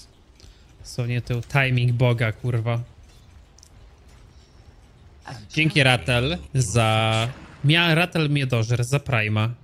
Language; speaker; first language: Polish; native; Polish